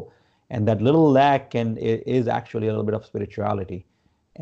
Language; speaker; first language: English; non-native, local second language; Gujarati